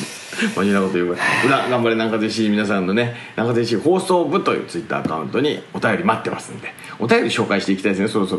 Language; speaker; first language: Japanese; native; Japanese